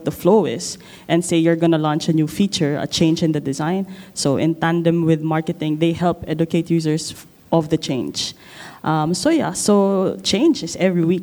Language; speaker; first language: English; non-native, local second language; Filipino